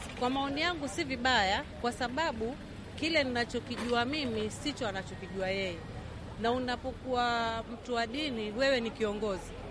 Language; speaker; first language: Swahili; native; Swahili